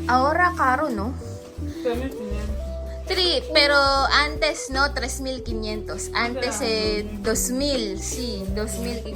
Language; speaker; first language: Spanish; non-native, learner; Filipino